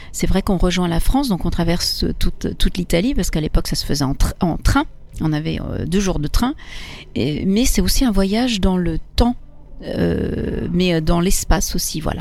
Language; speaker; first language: French; early bilingual, other home language; Italian